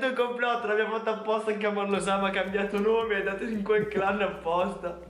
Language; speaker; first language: Italian; native; Italian